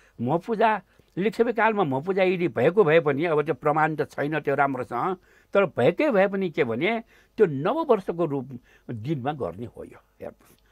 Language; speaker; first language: Nepali; non-native, local second language; Newari